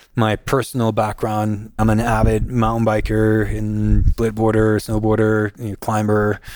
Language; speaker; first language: English; non-native, fluent; Spanish